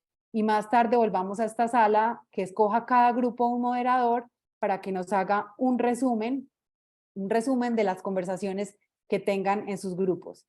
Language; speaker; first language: Spanish; native; Spanish